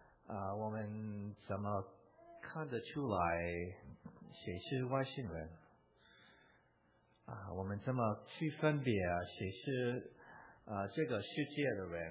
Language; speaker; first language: Chinese; non-native, fluent; English